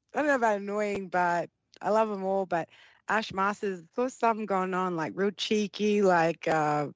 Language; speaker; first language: English; early bilingual, other home language; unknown